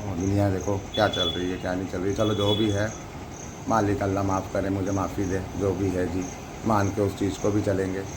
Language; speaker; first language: Hindi; native; Hindi